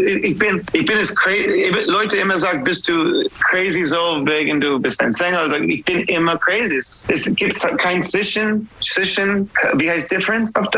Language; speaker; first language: German; non-native, fluent; English